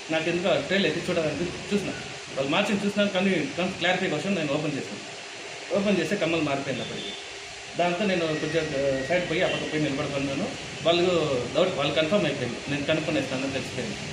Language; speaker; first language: Telugu; native; Telugu